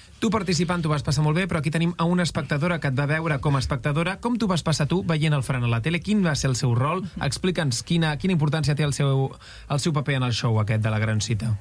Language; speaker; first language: Catalan; native; Catalan